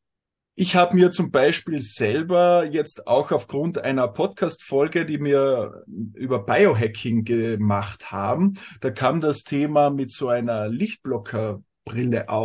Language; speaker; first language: German; native; German